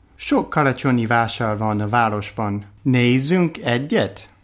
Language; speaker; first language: Hungarian; non-native, learner; English